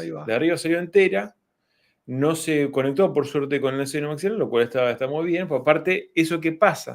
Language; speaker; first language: Spanish; native; Spanish